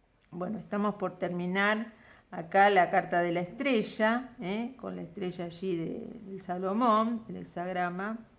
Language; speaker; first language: Spanish; native; Spanish